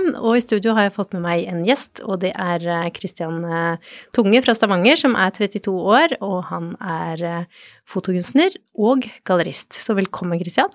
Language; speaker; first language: Norwegian; native; Norwegian